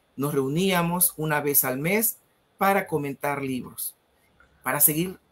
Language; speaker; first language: Spanish; native; Spanish